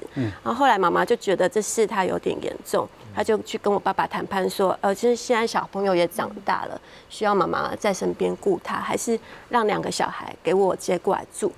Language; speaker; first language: Chinese; native; Chinese